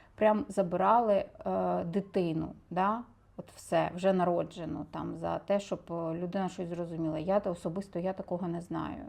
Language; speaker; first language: Ukrainian; non-native, local second language; Russian